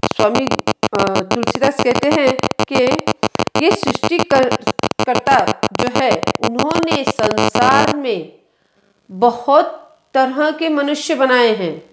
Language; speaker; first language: Hindi; non-native, local second language; Kannada